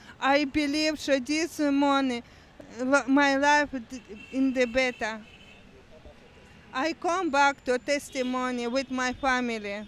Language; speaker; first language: English; non-native, learner; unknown